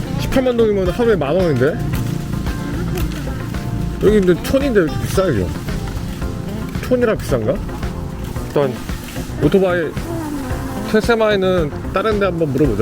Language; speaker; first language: Korean; native; Korean